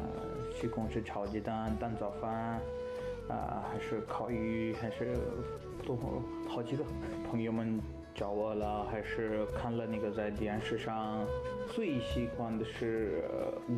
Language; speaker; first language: Chinese; non-native, learner; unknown